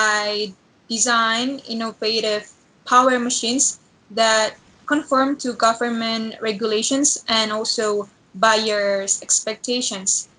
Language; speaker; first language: English; non-native, learner; Indonesian